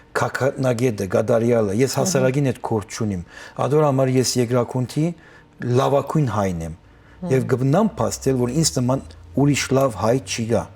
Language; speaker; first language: Armenian; early bilingual, heritage; Armenian